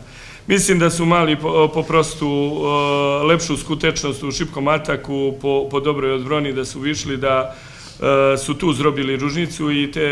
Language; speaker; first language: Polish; non-native, learner; Serbian